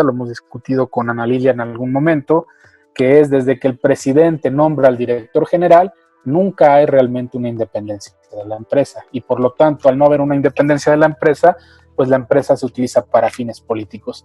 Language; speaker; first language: Spanish; native; Spanish